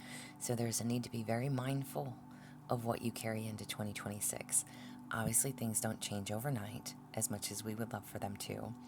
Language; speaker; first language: English; native; English